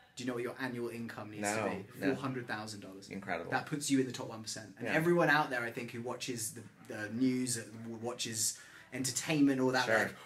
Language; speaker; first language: English; native; English